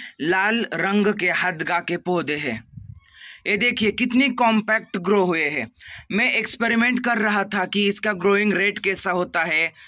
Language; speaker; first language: Hindi; non-native, local second language; Marathi